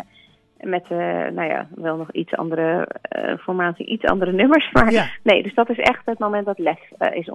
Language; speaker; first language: Dutch; native; Dutch